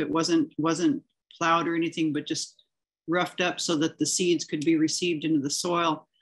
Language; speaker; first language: English; native; English